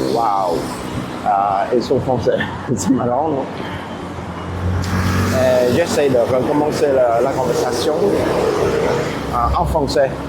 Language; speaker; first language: French; non-native, fluent; Vietnamese